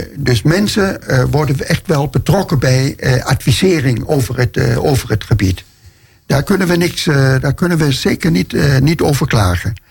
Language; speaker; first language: Dutch; non-native, fluent; Danish